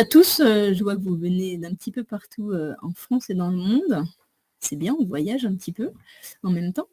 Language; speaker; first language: French; native; French